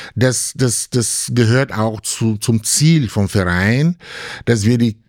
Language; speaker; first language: German; non-native, fluent; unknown